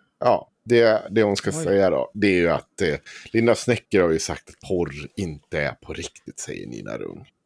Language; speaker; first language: Swedish; native; Swedish